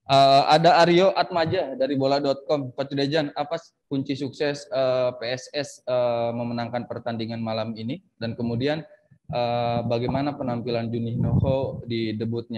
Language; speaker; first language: Indonesian; native; Indonesian